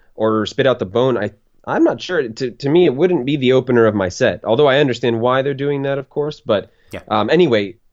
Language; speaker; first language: English; native; English